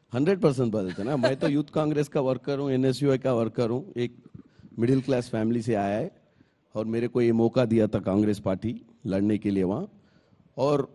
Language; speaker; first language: Hindi; non-native, local second language; Telugu